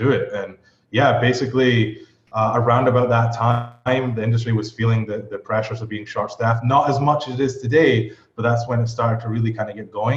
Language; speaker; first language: English; native; English